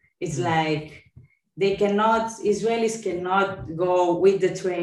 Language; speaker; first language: English; non-native, fluent; Spanish